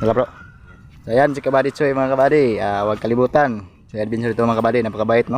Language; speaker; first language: Filipino; non-native, local second language; Hiligaynon